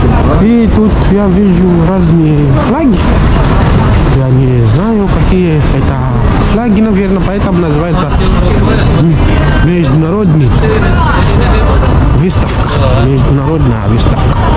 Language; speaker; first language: Russian; non-native, fluent; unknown